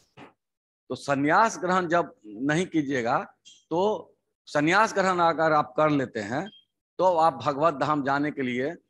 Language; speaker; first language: Hindi; native; Hindi